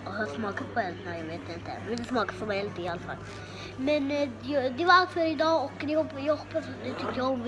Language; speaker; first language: Swedish; early bilingual, other home language; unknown